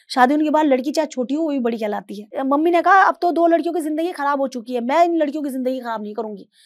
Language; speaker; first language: Hindi; native; Hindi